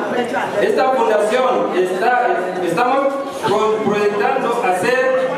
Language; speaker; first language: Spanish; non-native, learner; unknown